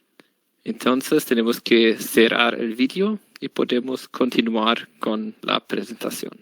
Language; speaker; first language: Spanish; non-native, learner; German